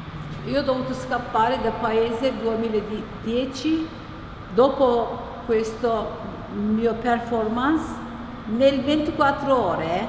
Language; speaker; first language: Italian; non-native, learner; Turkish